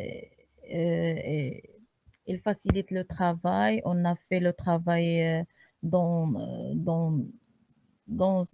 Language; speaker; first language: French; non-native, learner; Arabic